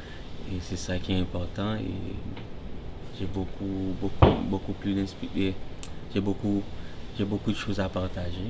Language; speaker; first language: French; non-native, local second language; Haitian Creole